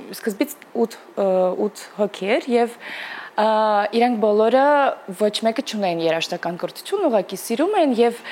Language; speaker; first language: Armenian; early bilingual, heritage; Armenian